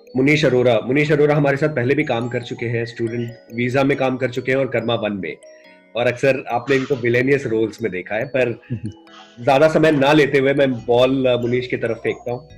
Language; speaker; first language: Hindi; native; Hindi